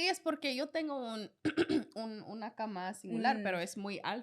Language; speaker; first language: Spanish; non-native, learner; English